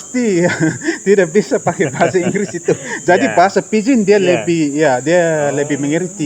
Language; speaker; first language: Indonesian; non-native, fluent; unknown